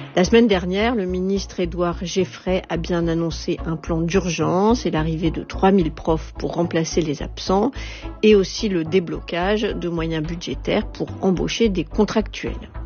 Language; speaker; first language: French; native; French